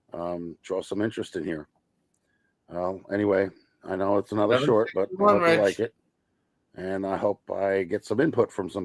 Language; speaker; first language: English; native; English